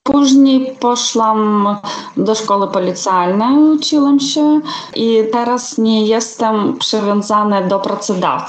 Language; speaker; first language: Polish; non-native, fluent; Ukrainian